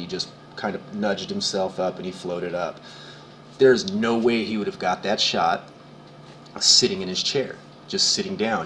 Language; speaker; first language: English; native; English